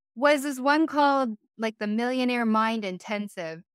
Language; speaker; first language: English; native; English